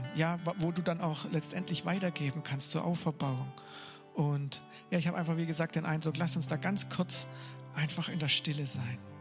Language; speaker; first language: German; native; German